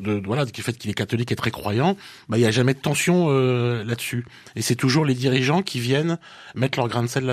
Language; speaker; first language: French; native; French